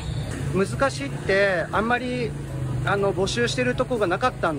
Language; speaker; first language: Japanese; native; Japanese